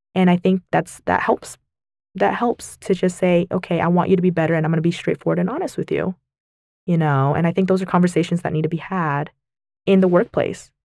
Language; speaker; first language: English; early bilingual, other home language; Vietnamese